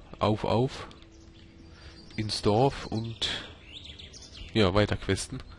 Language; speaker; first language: German; native; German